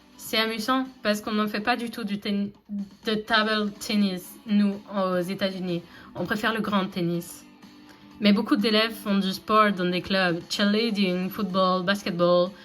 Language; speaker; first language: French; native; French